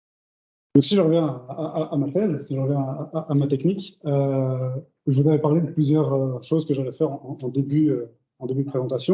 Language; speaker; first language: French; native; French